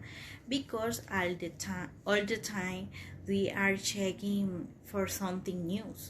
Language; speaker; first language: English; non-native, learner; Spanish